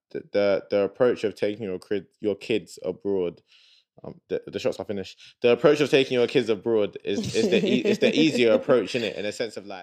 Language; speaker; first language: English; native; English